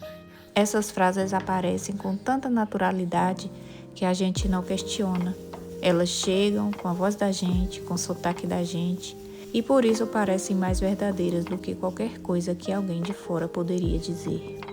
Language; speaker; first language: Portuguese; native; Portuguese